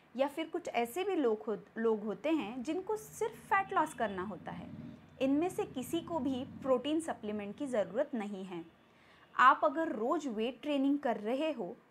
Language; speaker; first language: Hindi; non-native, local second language; Marathi